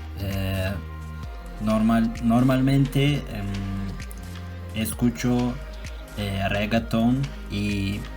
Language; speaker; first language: Spanish; non-native, learner; Turkish